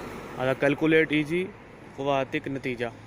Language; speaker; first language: Arabic; non-native, learner; Urdu